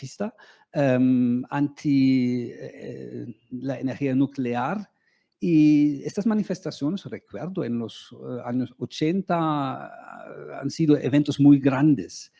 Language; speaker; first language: Spanish; non-native, fluent; German